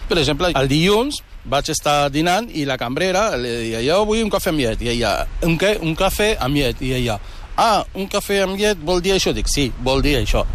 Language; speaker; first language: Catalan; early bilingual, other home language; Arabic